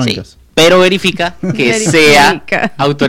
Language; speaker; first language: Spanish; native; Spanish